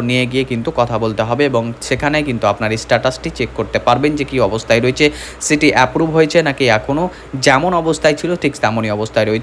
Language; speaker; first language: Bangla; native; Bangla